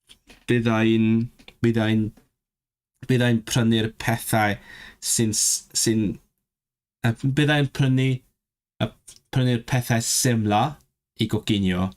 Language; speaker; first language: Welsh; non-native, learner; Cantonese